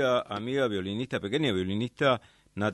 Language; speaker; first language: Spanish; native; Spanish